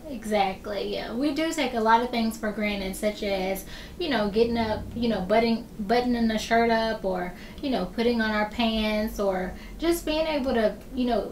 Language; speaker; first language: English; native; English